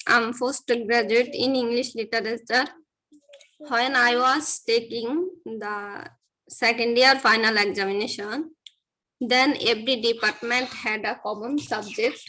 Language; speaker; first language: English; non-native, learner; Bangla